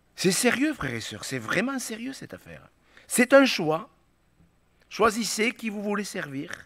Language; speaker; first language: French; native; French